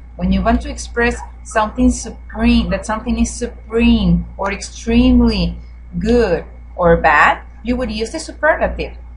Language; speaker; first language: English; non-native, fluent; Spanish